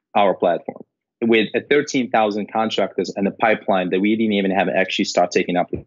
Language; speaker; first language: English; non-native, fluent; Arabic